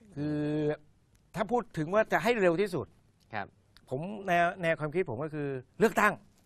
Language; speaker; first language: Thai; native; Thai